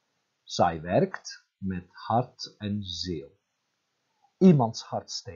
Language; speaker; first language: Dutch; non-native, fluent; Turkish